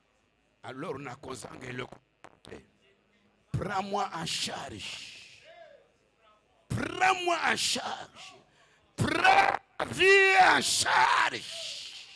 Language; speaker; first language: French; non-native, local second language; Lingala